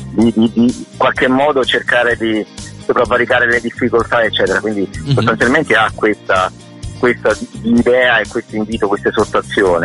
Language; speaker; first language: Italian; native; Italian